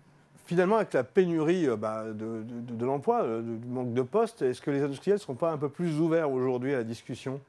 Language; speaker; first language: French; native; French